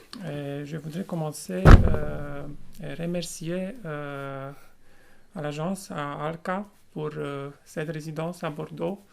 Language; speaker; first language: French; non-native, fluent; Romanian